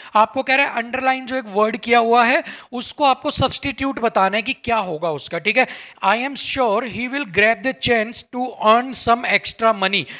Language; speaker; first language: Hindi; native; Hindi